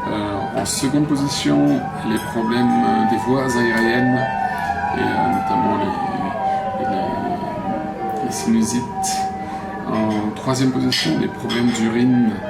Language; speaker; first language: French; non-native, fluent; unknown